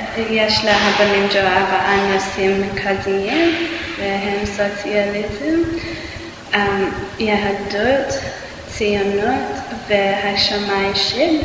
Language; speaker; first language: Hebrew; non-native, learner; English